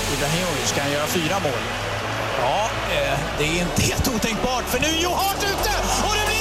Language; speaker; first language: Norwegian; native; Norwegian